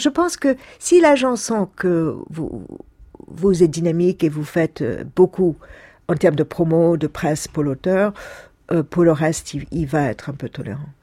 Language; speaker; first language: French; non-native, fluent; English